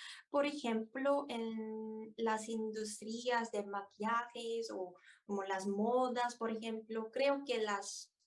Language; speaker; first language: Spanish; non-native, fluent; Korean